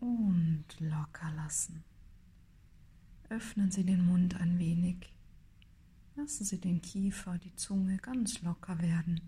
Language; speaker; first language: German; native; German